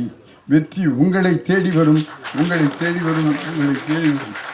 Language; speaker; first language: Tamil; native; Tamil